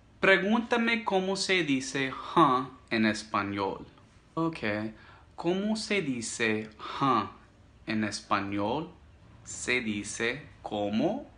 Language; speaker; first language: Spanish; non-native, fluent; English